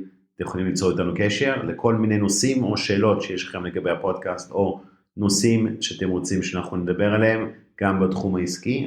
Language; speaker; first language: Hebrew; native; Hebrew